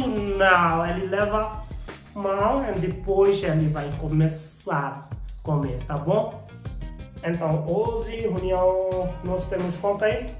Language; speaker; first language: Portuguese; non-native, learner; Hindi